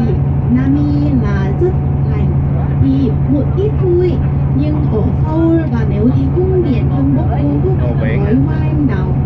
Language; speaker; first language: Vietnamese; non-native, learner; Korean